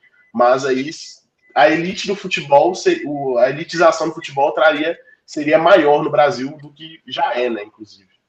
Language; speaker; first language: Portuguese; native; Portuguese